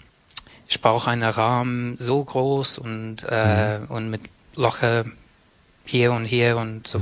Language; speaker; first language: German; non-native, learner; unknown